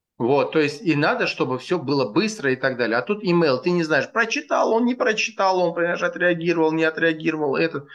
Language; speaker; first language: Russian; non-native, local second language; Tajik